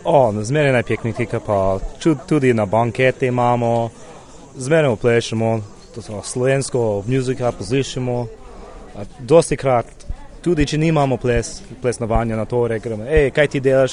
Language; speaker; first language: Slovenian; early bilingual, heritage; Slovenian